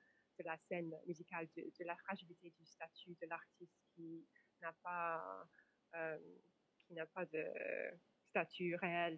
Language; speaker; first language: French; non-native, fluent; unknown